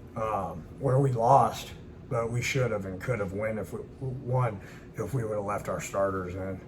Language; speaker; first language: English; native; English